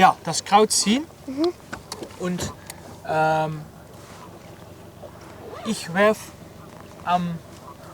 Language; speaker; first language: German; non-native, learner; Dutch